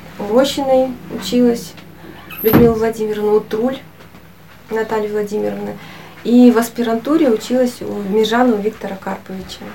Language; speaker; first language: Russian; native; Russian